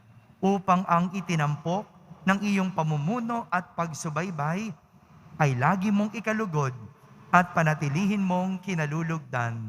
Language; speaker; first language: Filipino; native; Filipino